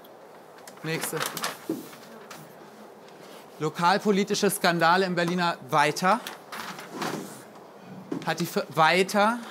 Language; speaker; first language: German; native; German